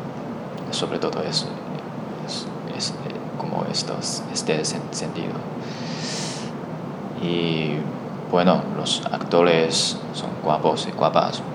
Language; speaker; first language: Spanish; non-native, learner; Chinese